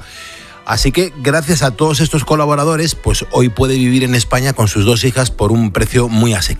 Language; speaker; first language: Spanish; native; Spanish